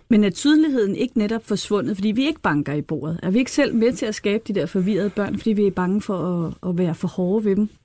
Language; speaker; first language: Danish; native; Danish